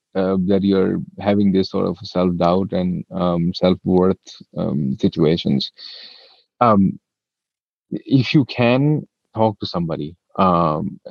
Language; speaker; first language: English; non-native, local second language; Hindi